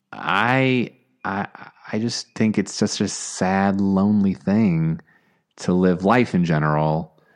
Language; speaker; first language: English; native; English